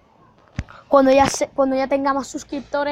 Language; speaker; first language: Spanish; native; Spanish